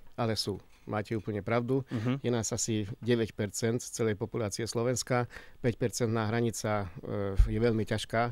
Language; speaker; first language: Slovak; non-native, local second language; Hungarian